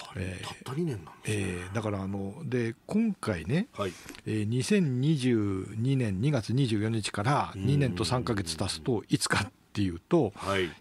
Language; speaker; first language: Japanese; native; Japanese